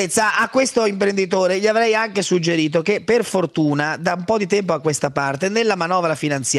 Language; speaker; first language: Italian; native; Italian